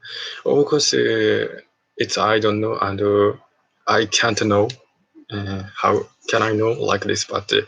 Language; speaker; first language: English; non-native, learner; Japanese